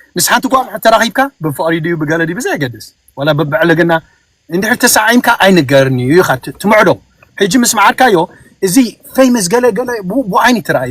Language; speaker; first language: Tigrinya; early bilingual, heritage; Tigrinya